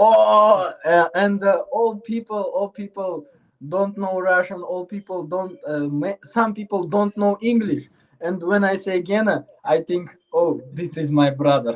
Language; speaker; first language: English; non-native, learner; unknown